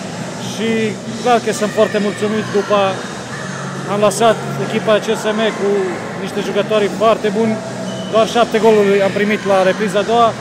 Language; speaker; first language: Romanian; non-native, fluent; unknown